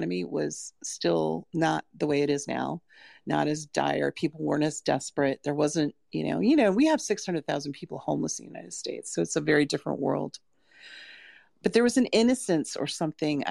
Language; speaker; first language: English; native; English